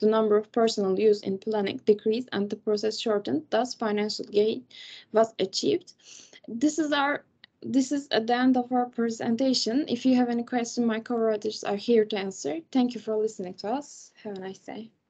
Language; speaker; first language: English; non-native, fluent; Turkish